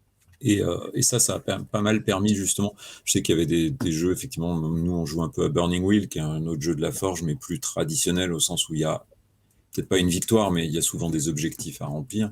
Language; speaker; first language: French; native; French